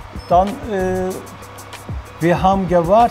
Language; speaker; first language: German; non-native, learner; Turkish